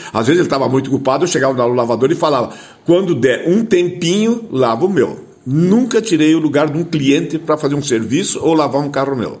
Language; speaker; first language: Portuguese; non-native, local second language; German